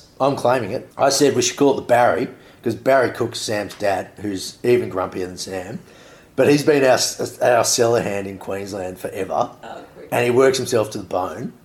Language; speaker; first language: English; native; English